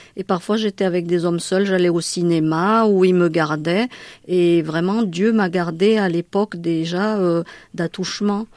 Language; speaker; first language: French; non-native, local second language; Malagasy